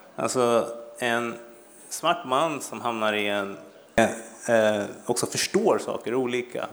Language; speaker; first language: Swedish; early bilingual, other home language; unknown